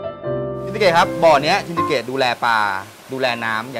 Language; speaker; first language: Thai; native; Thai